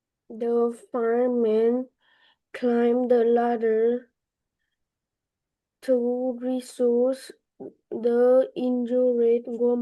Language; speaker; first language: English; non-native, learner; Vietnamese